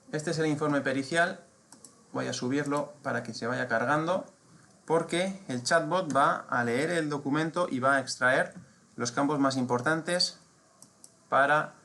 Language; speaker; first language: Spanish; native; Spanish